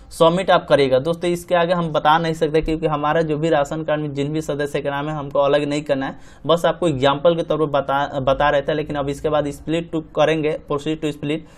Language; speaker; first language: Hindi; native; Hindi